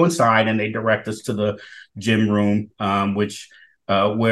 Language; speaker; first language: English; native; English